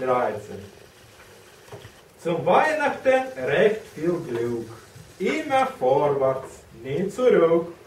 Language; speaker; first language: German; non-native, learner; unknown